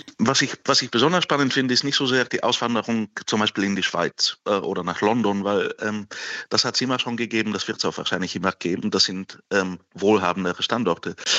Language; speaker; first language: German; non-native, fluent; Bulgarian